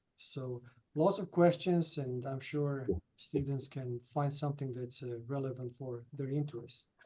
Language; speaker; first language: English; non-native, fluent; Romanian